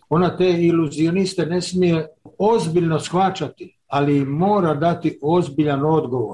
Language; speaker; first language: Serbian; native; Serbian